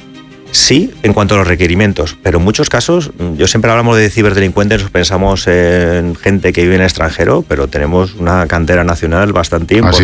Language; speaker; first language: Spanish; native; Spanish